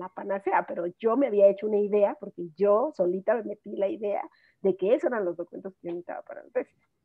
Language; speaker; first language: Spanish; native; Spanish